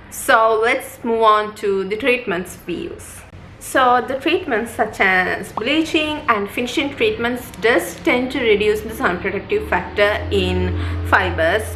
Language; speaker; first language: English; non-native, local second language; Sinhala